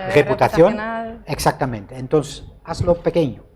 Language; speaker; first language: Spanish; non-native, fluent; Dutch